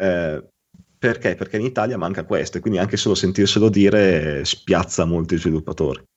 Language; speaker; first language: Italian; native; Italian